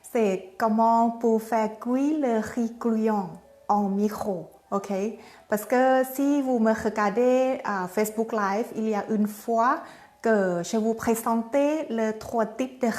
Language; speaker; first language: French; non-native, learner; Thai